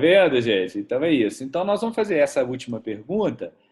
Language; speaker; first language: Portuguese; native; Portuguese